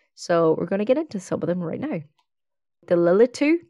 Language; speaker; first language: English; native; English